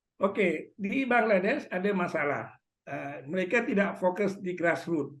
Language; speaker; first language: Malay; native; Malay